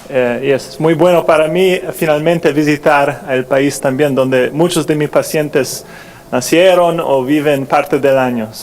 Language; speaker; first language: Spanish; non-native, fluent; English